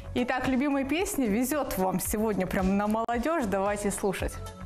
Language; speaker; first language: Russian; native; Russian